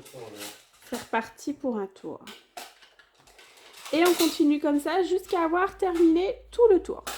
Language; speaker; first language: French; native; French